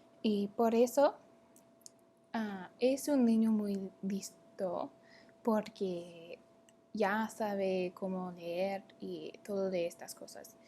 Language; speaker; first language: Spanish; non-native, learner; English